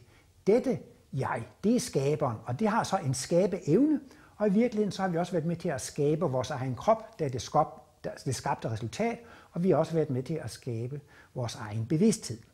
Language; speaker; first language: Danish; native; Danish